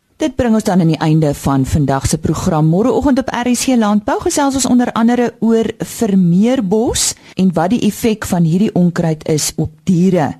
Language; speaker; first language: Afrikaans; native; Afrikaans